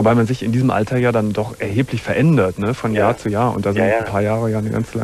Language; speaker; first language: German; native; German